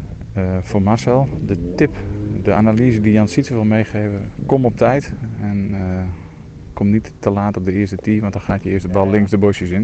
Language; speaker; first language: Dutch; native; Dutch